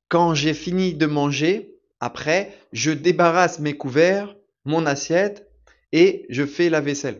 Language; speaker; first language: French; native; French